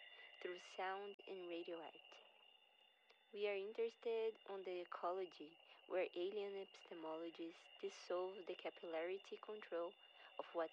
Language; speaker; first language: English; non-native, fluent; Portuguese